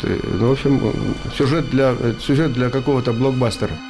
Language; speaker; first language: Russian; native; Russian